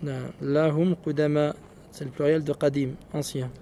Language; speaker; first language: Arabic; early bilingual, heritage; Arabic